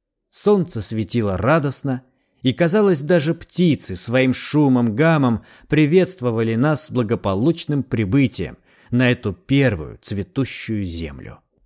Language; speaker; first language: Russian; native; Russian